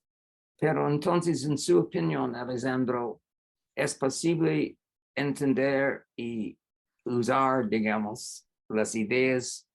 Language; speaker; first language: Spanish; non-native, fluent; English